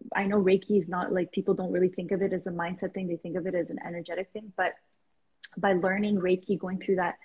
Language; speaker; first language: English; non-native, fluent; Persian